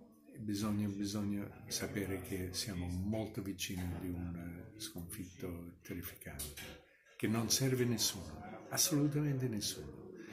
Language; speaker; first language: Italian; non-native, fluent; English